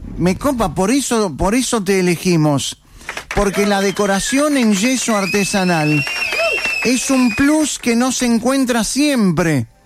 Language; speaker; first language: Spanish; native; Spanish